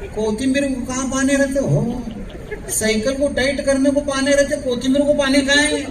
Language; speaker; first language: Hindi; non-native, local second language; Marathi